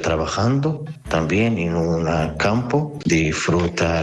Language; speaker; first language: Spanish; non-native, learner; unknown